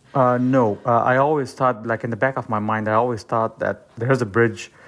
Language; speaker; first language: English; non-native, fluent; Persian